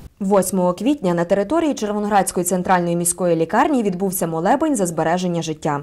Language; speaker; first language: Ukrainian; native; Ukrainian